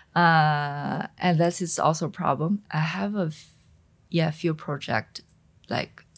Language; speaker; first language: English; non-native, fluent; Chinese